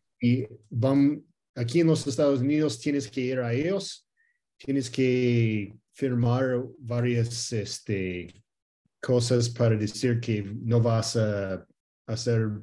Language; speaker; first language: Spanish; early bilingual, heritage; Spanish